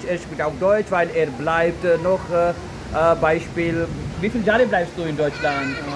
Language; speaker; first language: German; non-native, learner; Urdu